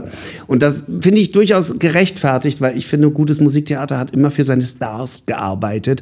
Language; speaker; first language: German; native; German